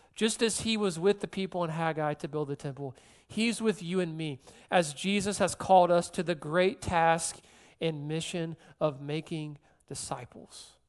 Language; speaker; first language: English; native; English